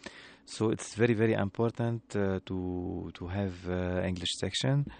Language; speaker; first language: English; non-native, learner; Arabic